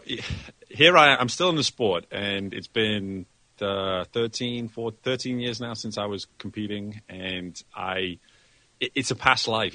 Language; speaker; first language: English; native; English